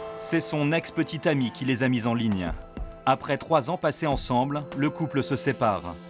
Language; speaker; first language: French; native; French